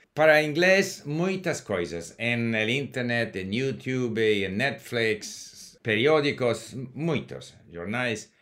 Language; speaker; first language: Portuguese; non-native, learner; English